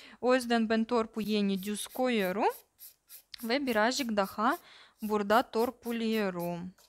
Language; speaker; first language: Turkish; non-native, learner; Russian